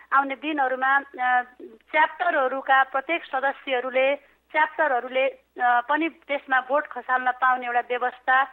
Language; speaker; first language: Nepali; native; Nepali